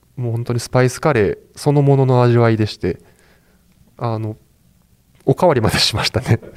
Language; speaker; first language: Japanese; native; Japanese